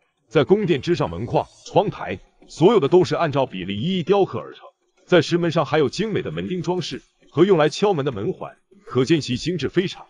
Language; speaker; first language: Chinese; native; Chinese